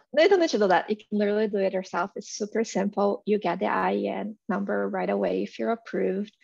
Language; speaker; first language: English; non-native, fluent; Portuguese